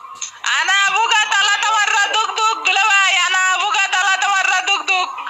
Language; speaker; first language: Arabic; non-native, learner; Bangla